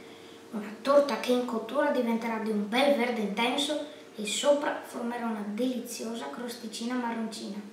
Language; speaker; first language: Italian; native; Italian